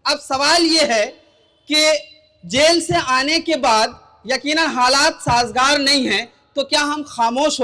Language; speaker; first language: Hindi; native; Hindi